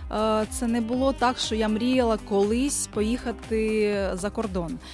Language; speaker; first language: Ukrainian; native; Ukrainian